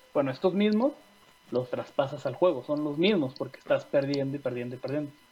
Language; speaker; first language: Spanish; native; Spanish